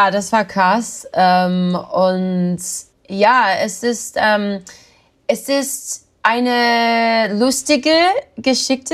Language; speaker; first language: German; non-native, learner; English